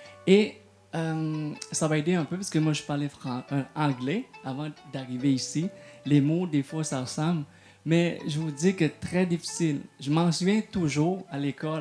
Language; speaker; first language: French; non-native, fluent; Thai